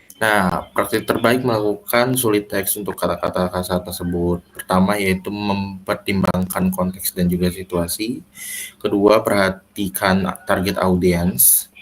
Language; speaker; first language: Indonesian; native; Indonesian